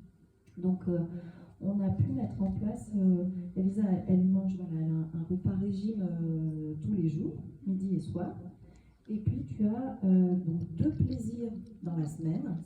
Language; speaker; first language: French; native; French